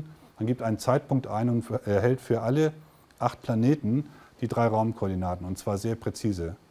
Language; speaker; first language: German; native; German